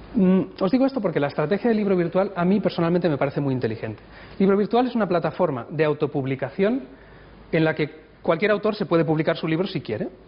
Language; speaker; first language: Spanish; non-native, local second language; Catalan